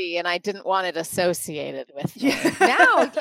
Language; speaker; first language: English; native; English